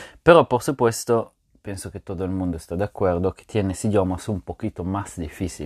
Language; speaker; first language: Spanish; non-native, fluent; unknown